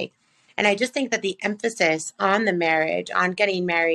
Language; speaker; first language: English; native; English